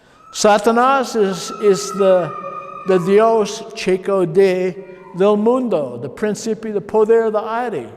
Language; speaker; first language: Spanish; non-native, learner; English